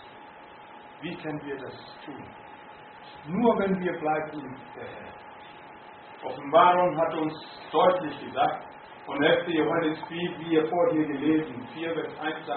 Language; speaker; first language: German; non-native, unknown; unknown